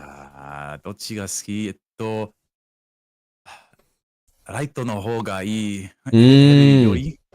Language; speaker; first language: Japanese; non-native, learner; English